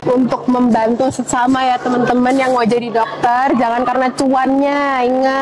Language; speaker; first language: Indonesian; native; Indonesian